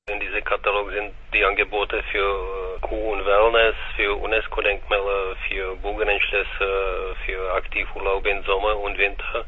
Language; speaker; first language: German; non-native, fluent; Czech